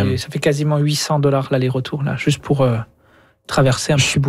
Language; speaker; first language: French; native; French